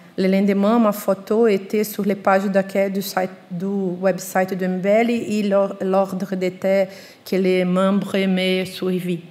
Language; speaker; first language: French; non-native, fluent; Portuguese